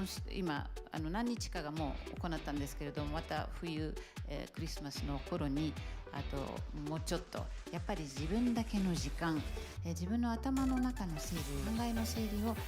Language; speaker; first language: Japanese; native; Japanese